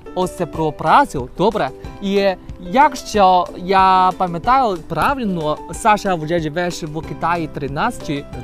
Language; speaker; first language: Ukrainian; non-native, learner; Chinese